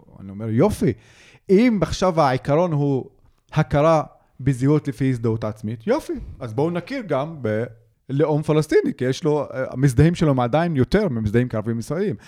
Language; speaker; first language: Hebrew; non-native, local second language; Arabic